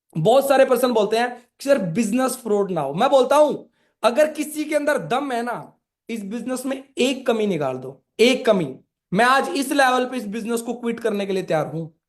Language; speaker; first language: Hindi; native; Hindi